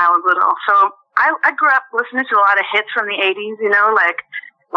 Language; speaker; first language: English; non-native, fluent; French